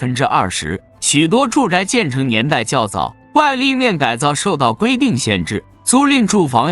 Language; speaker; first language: Chinese; native; Chinese